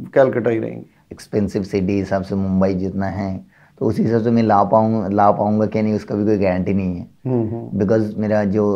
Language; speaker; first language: Hindi; non-native, local second language; Bangla